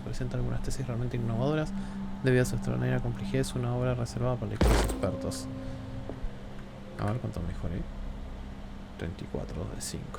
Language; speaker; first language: Spanish; native; Spanish